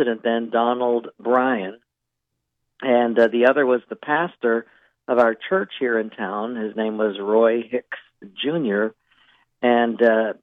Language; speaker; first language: English; non-native, local second language; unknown